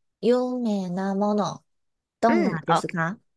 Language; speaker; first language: Japanese; non-native, learner; Chinese